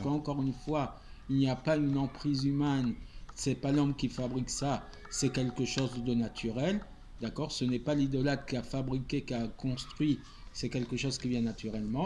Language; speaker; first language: French; native; French